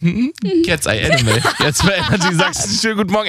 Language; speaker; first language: German; native; German